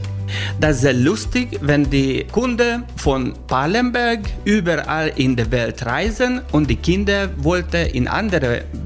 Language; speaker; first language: German; non-native, learner; Hungarian